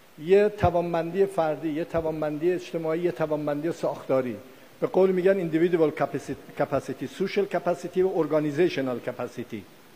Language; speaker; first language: Persian; non-native, local second language; Azerbaijani